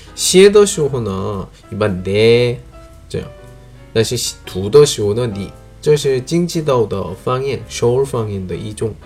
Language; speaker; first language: Chinese; non-native, learner; Korean